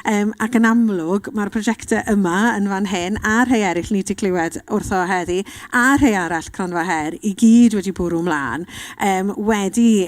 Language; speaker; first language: Welsh; native; Welsh